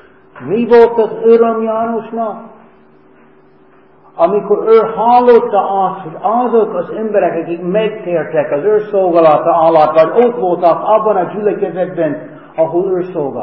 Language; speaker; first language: Hungarian; non-native, fluent; English